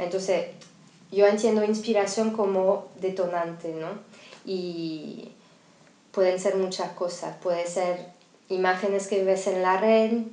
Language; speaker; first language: Spanish; non-native, fluent; French